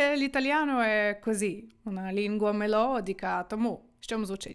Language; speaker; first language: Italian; non-native, fluent; Ukrainian